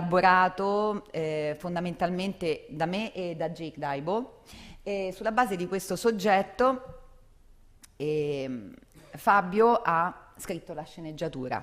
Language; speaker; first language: Italian; native; Italian